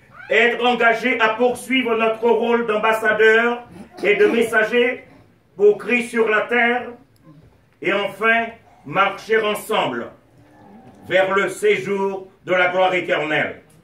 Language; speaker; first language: French; native; French